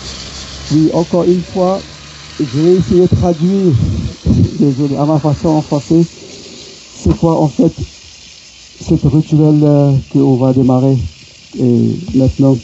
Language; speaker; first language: French; non-native, local second language; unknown